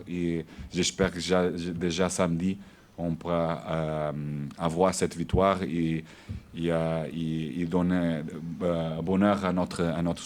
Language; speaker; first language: French; non-native, learner; Portuguese